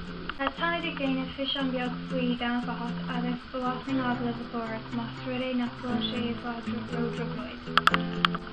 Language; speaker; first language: Irish; non-native, local second language; English